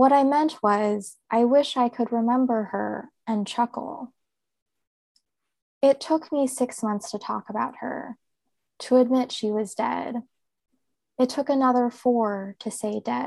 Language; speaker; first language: English; native; English